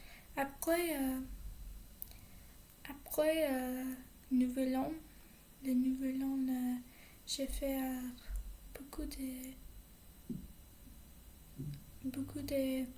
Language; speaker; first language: French; non-native, learner; English